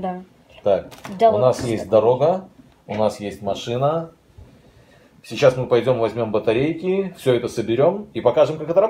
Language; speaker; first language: Russian; native; Russian